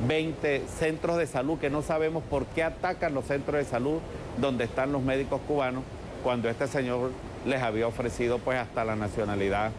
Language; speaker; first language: Spanish; native; Spanish